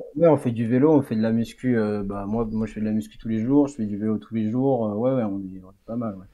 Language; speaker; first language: French; native; French